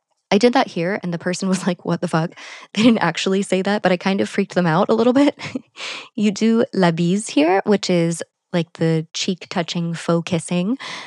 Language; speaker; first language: English; native; English